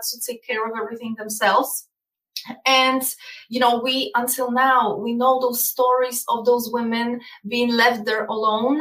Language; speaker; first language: English; non-native, fluent; Polish